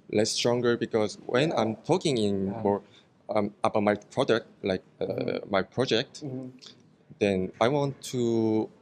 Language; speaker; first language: English; non-native, learner; Korean